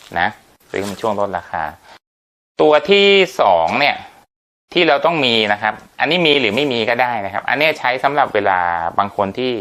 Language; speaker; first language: Thai; native; Thai